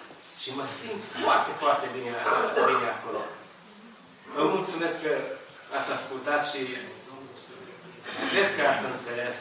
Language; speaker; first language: Romanian; non-native, learner; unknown